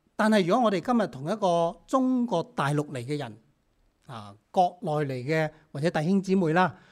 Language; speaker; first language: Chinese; non-native, local second language; Cantonese